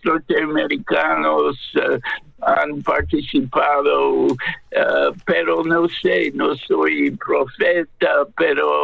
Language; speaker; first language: Spanish; non-native, fluent; English